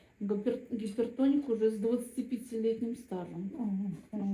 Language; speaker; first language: Russian; native; Russian